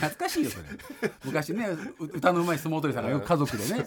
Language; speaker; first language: Japanese; native; Japanese